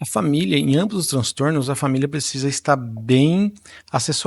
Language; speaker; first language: Portuguese; native; Portuguese